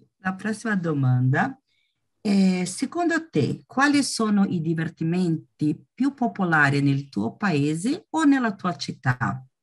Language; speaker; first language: Italian; non-native, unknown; Portuguese